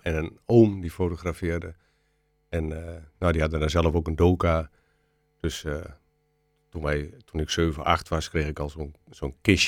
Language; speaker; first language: Dutch; native; Dutch